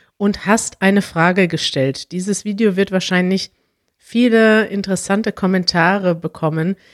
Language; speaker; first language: German; native; German